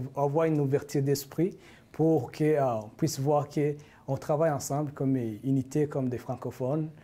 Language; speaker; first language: French; non-native, local second language; Rundi